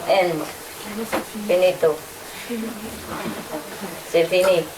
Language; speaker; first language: French; non-native, learner; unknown